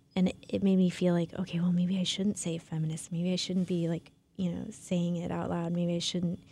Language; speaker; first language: English; native; English